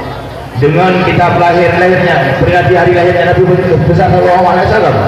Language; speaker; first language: Indonesian; native; Indonesian